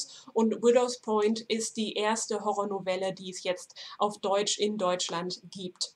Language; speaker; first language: German; native; German